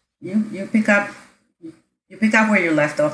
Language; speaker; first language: English; non-native, fluent; Spanish